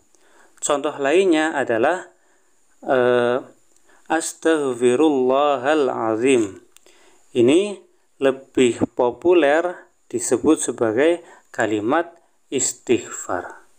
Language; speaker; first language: Indonesian; native; Indonesian